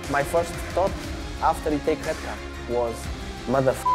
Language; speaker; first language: English; non-native, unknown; Portuguese